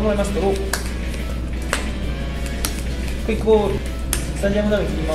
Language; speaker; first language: Japanese; native; Japanese